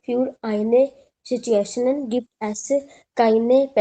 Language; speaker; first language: German; non-native, learner; Hindi